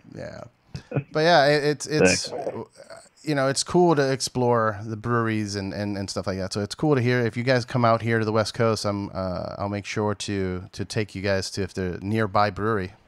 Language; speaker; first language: English; native; English